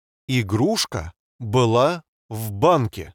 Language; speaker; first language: Russian; non-native, learner; English